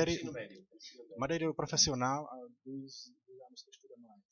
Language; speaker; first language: Portuguese; non-native, learner; Czech